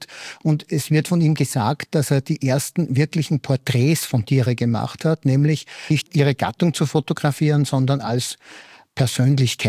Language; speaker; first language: German; native; German